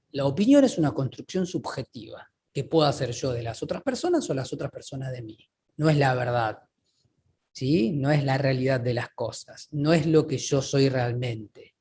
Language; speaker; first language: Spanish; native; Spanish